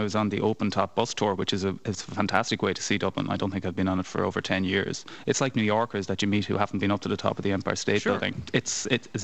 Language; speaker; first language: English; native; English